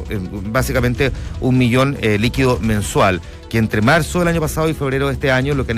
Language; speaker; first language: Spanish; native; Spanish